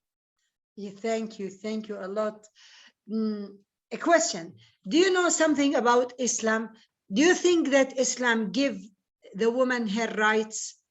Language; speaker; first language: English; non-native, learner; Arabic